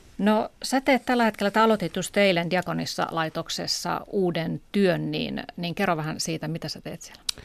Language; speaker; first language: Finnish; native; Finnish